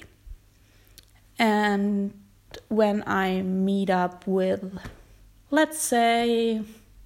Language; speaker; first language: English; non-native, fluent; German